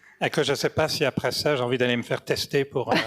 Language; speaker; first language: French; native; French